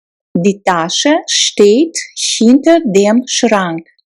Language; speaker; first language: German; non-native, fluent; Russian